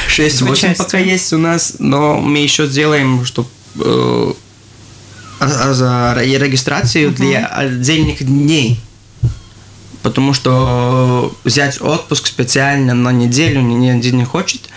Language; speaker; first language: Russian; non-native, local second language; Latvian